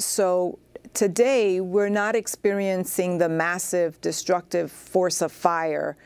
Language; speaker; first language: English; native; English